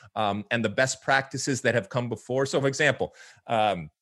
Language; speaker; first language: English; native; English